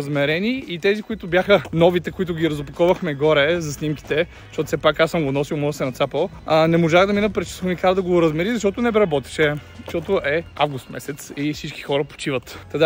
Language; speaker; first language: Bulgarian; native; Bulgarian